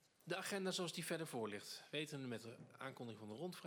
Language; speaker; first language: Dutch; native; Dutch